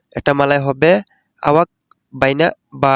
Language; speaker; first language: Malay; non-native, learner; Bangla